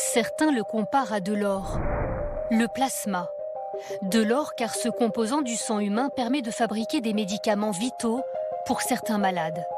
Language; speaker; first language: French; native; French